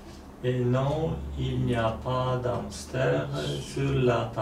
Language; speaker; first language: French; non-native, learner; Polish